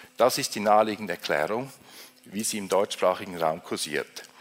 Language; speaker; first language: German; native; German